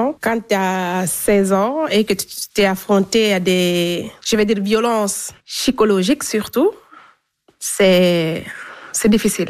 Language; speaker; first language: French; non-native, local second language; Fula